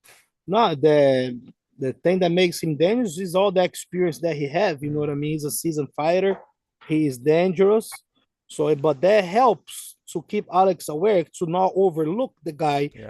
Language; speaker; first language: English; non-native, fluent; Portuguese